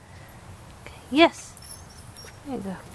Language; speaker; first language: English; native; English